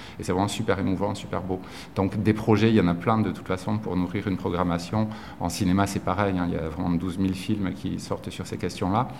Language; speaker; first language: French; native; French